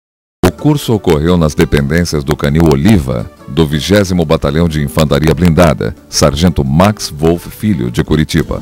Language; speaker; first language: Portuguese; native; Portuguese